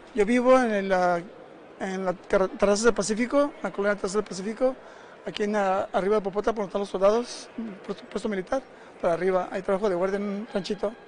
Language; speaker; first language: Spanish; native; Spanish